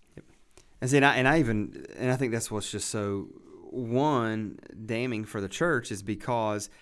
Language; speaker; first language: English; native; English